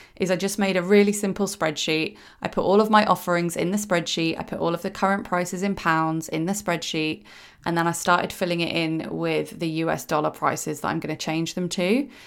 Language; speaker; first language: English; native; English